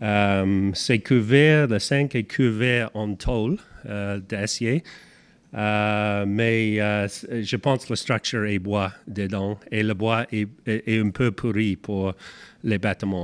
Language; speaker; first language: French; non-native, learner; English